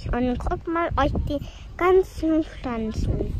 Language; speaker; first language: German; early bilingual, other home language; Indonesian